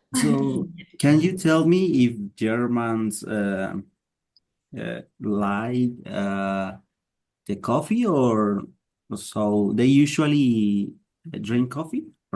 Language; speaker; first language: English; non-native, learner; Spanish